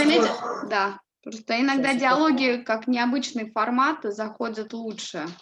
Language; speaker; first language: Russian; native; Russian